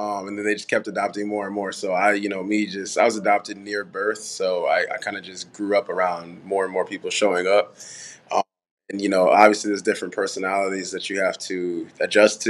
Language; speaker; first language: English; native; English